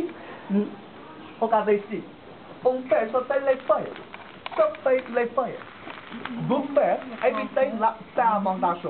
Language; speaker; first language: French; non-native, learner; Chinese